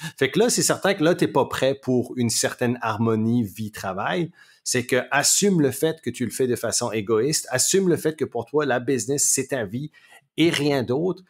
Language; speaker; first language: French; native; French